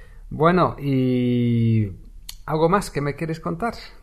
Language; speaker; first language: Spanish; non-native, fluent; English